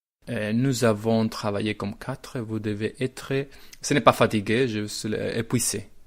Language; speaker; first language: French; non-native, learner; Spanish